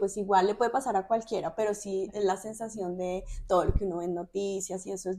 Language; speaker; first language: Spanish; native; Spanish